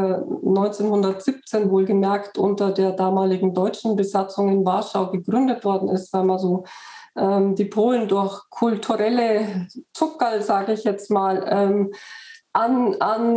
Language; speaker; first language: German; native; German